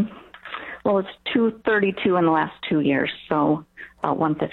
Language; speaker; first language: English; native; English